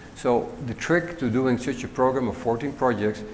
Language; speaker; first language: English; non-native, fluent; Dutch